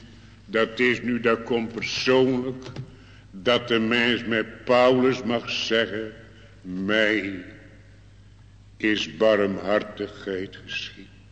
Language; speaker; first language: Dutch; native; Dutch